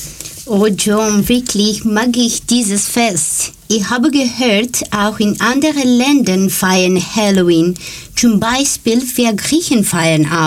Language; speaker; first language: German; non-native, learner; Greek